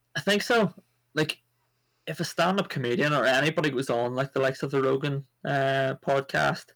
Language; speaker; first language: English; native; English